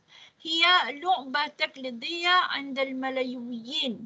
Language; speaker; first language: Arabic; non-native, fluent; Malay